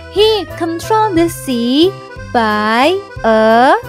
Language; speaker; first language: English; non-native, fluent; Indonesian